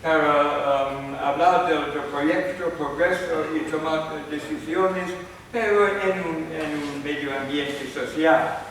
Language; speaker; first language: Spanish; non-native, fluent; English